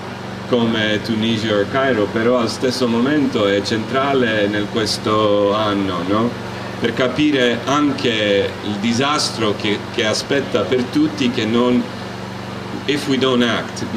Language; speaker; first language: Italian; non-native, learner; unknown